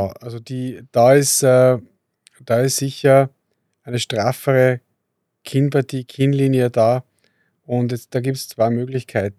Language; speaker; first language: German; native; German